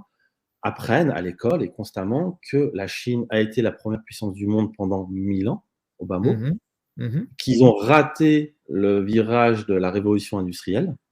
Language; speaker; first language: French; native; French